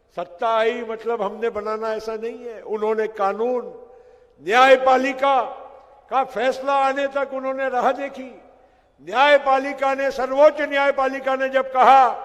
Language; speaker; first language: Hindi; non-native, local second language; Gujarati